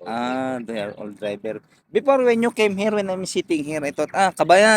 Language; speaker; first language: English; non-native, local second language; Filipino